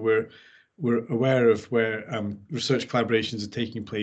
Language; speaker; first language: English; native; English